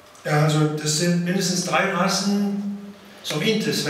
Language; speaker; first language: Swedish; non-native, fluent; German